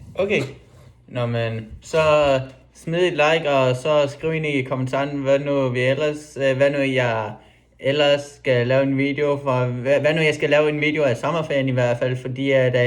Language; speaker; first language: Danish; native; Danish